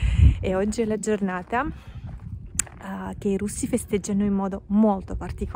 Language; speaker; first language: Italian; non-native, fluent; Russian